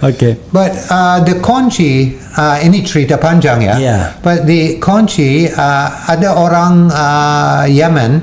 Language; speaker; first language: Indonesian; non-native, learner; English